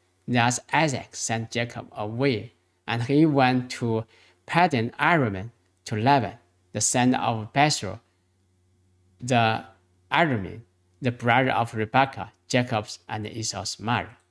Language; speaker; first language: English; non-native, fluent; Chinese